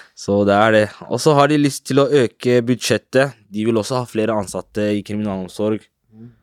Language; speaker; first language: Norwegian; native; Norwegian